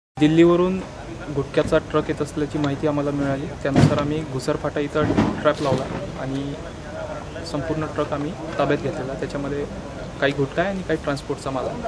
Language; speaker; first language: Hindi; non-native, local second language; Marathi